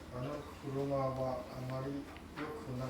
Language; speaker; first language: Japanese; non-native, learner; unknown